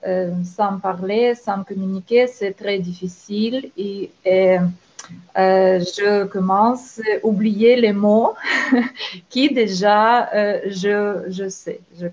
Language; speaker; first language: French; non-native, learner; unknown